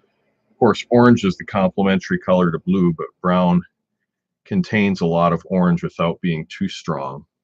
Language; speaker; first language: English; native; English